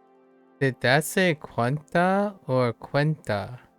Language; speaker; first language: Spanish; non-native, learner; English